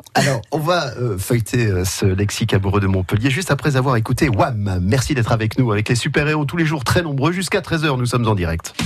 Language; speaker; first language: French; native; French